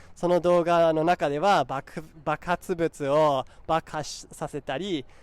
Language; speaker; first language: Japanese; early bilingual, heritage; Japanese